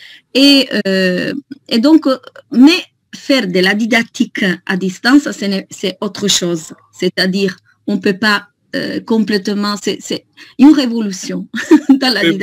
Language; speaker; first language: French; non-native, fluent; Italian